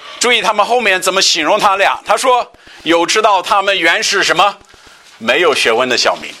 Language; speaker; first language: Chinese; non-native, fluent; English